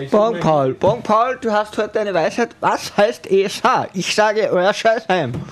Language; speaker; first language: German; native; German